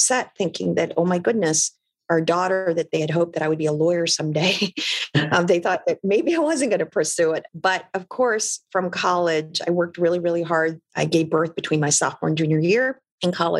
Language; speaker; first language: English; non-native, local second language; Filipino